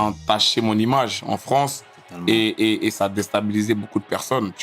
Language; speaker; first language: French; native; French